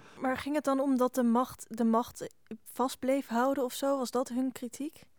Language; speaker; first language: Dutch; native; Dutch